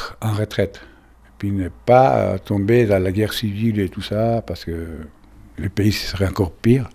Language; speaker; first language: French; non-native, fluent; Spanish